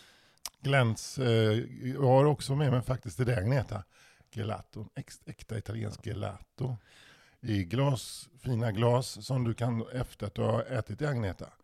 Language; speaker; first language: Swedish; native; Swedish